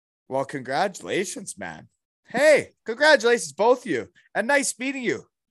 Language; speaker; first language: English; native; English